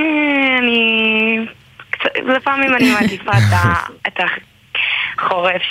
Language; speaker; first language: Hebrew; non-native, learner; English